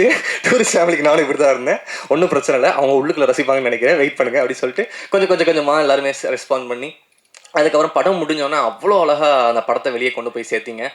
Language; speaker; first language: Tamil; native; Tamil